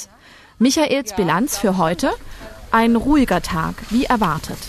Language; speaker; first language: German; native; German